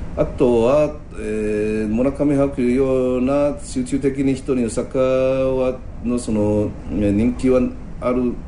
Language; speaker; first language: Japanese; non-native, fluent; Chinese